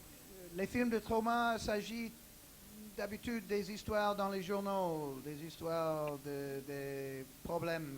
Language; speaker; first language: French; non-native, learner; English